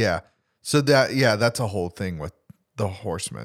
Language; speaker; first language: English; native; English